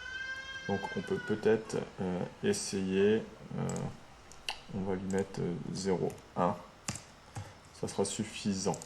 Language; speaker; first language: French; native; French